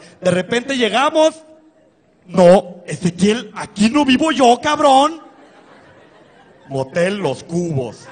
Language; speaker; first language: Spanish; native; Spanish